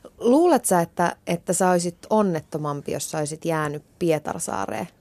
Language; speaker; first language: Finnish; native; Finnish